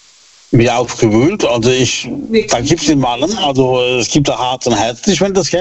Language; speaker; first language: German; native; German